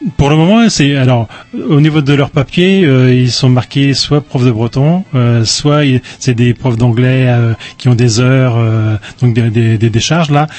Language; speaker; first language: French; native; French